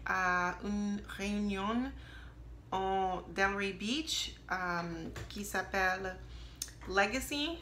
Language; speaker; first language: French; non-native, learner; English